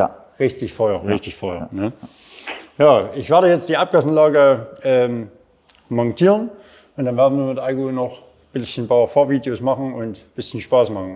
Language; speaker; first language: German; native; German